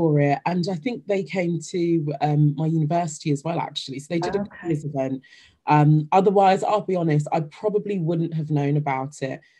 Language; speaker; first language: English; native; English